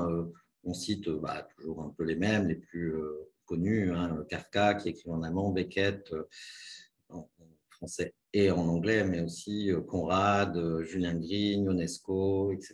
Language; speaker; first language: French; native; French